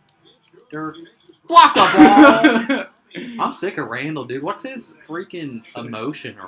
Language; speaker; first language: English; native; English